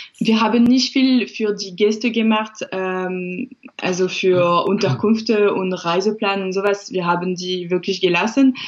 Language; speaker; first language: German; non-native, fluent; French